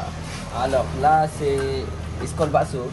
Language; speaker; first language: French; non-native, learner; Indonesian